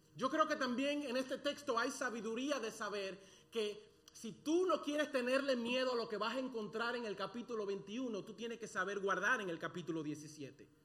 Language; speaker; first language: Spanish; early bilingual, other home language; English